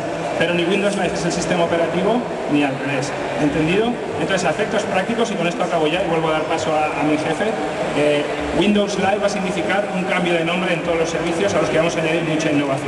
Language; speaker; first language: Spanish; native; Spanish